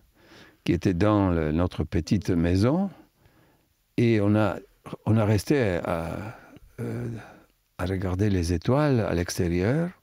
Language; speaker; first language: French; non-native, fluent; Italian